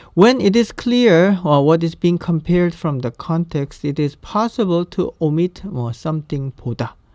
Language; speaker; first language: English; non-native, fluent; Korean